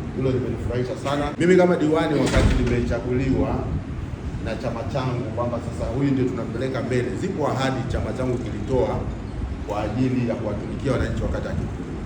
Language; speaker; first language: Swahili; native; Swahili